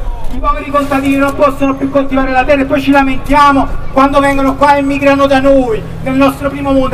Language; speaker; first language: Italian; native; Italian